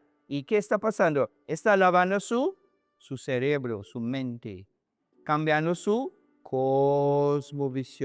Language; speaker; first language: Spanish; non-native, learner; English